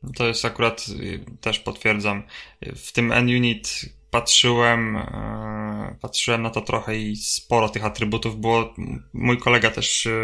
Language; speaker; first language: Polish; native; Polish